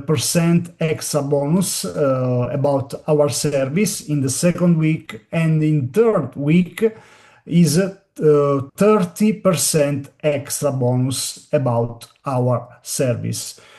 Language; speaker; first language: English; non-native, learner; Italian